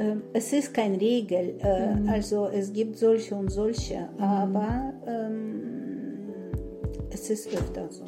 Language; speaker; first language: German; non-native, fluent; Russian